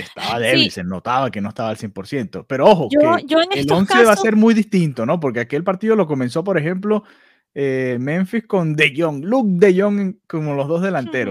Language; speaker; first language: Spanish; native; Spanish